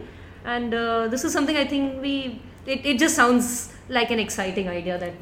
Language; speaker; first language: English; non-native, local second language; Tamil